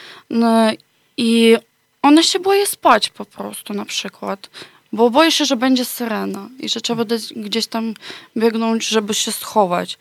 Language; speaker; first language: Polish; non-native, fluent; Ukrainian